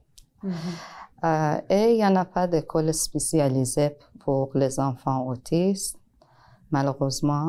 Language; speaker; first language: French; non-native, learner; Persian